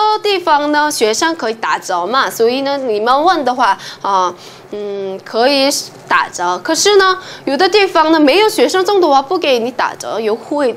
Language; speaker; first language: Chinese; non-native, fluent; Korean